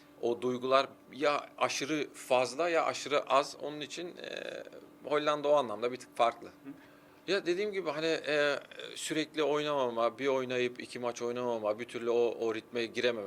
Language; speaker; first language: Turkish; early bilingual, heritage; Turkish